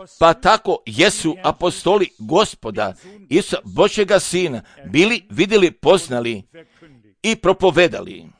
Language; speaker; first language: Croatian; non-native, fluent; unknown